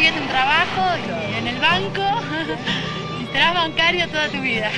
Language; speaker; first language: Spanish; native; Spanish